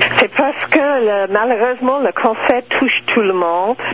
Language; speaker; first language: French; non-native, local second language; English